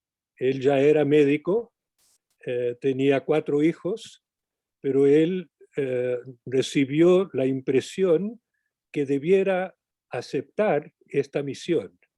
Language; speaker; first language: Spanish; non-native, fluent; English